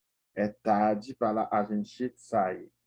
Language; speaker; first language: Portuguese; non-native, learner; Haitian Creole